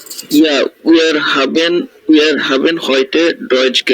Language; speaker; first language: German; non-native, learner; Bangla